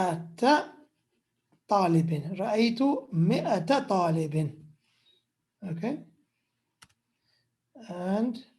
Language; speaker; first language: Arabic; non-native, fluent; English